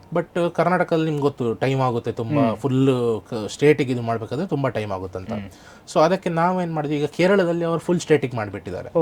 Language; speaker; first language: Kannada; non-native, local second language; Konkani